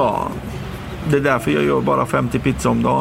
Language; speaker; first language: Swedish; early bilingual, other home language; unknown